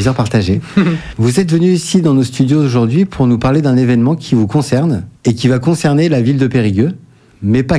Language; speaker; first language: French; native; French